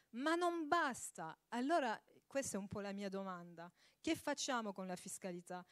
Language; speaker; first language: Italian; early bilingual, heritage; Italian